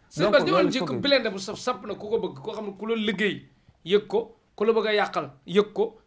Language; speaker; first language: Wolof; native; Wolof